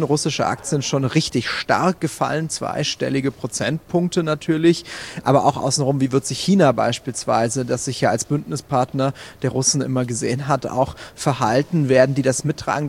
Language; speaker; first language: German; native; German